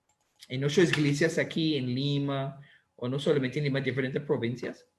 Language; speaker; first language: Spanish; non-native, learner; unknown